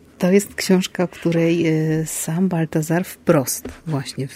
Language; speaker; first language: Polish; native; Polish